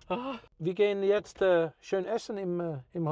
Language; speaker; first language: German; native; German